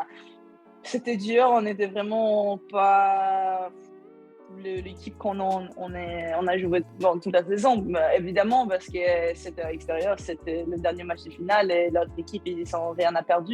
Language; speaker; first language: French; non-native, learner; Swedish